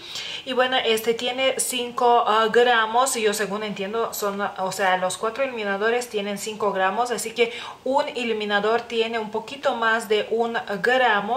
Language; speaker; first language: Spanish; non-native, fluent; Lithuanian